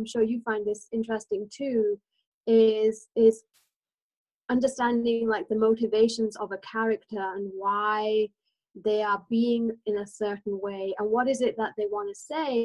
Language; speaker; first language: English; native; English